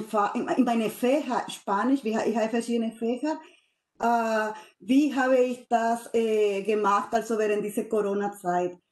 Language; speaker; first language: German; non-native, fluent; Spanish